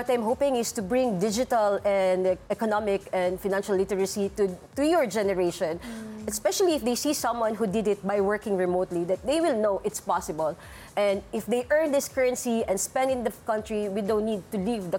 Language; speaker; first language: English; non-native, local second language; Filipino